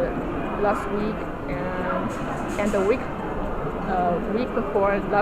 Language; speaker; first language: English; non-native, learner; Chinese